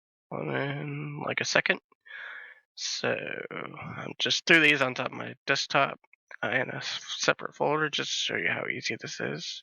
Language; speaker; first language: English; native; English